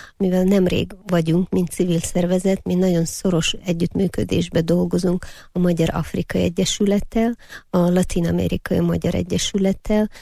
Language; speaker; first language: Hungarian; non-native, fluent; Uyghur